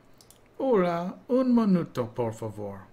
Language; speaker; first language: Spanish; non-native, learner; English